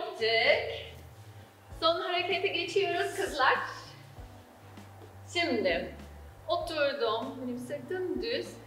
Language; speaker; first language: Turkish; non-native, fluent; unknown